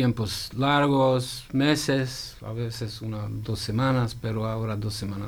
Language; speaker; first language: Spanish; non-native, fluent; Hungarian